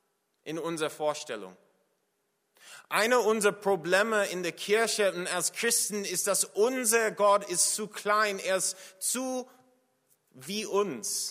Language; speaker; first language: German; non-native, fluent; English